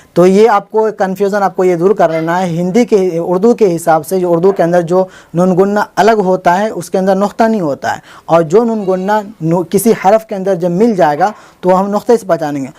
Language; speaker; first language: Hindi; native; Hindi